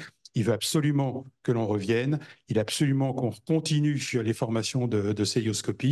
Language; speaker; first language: French; native; French